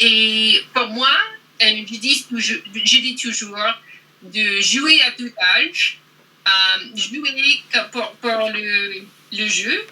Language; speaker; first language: French; non-native, learner; English